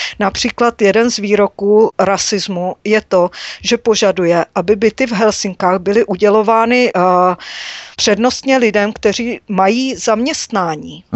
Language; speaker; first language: Czech; native; Czech